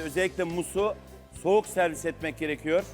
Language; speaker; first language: Turkish; native; Turkish